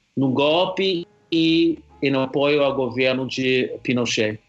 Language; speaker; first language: Portuguese; non-native, fluent; English